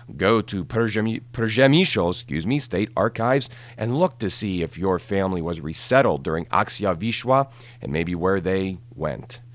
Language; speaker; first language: English; native; English